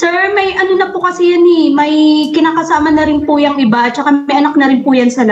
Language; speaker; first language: Filipino; native; Filipino